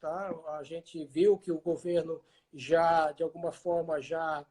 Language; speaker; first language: Portuguese; native; Portuguese